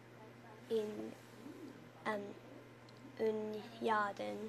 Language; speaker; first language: Spanish; non-native, learner; English